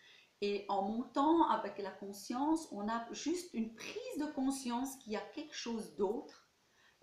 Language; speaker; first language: French; native; French